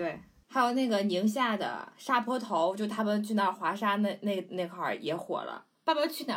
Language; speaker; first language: Chinese; native; Chinese